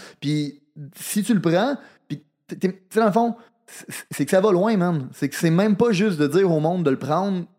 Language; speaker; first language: French; native; French